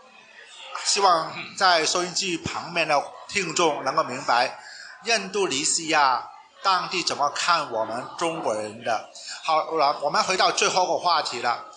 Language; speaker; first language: Chinese; non-native, local second language; Cantonese